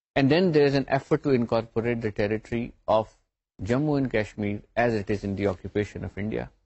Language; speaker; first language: English; non-native, local second language; Urdu